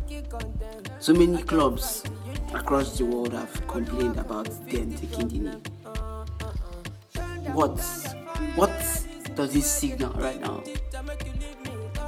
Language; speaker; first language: English; non-native, local second language; Yoruba